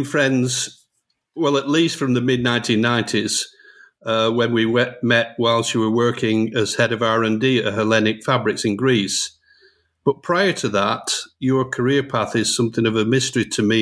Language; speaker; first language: English; native; English